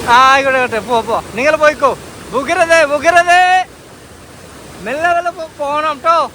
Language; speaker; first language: Malayalam; native; Malayalam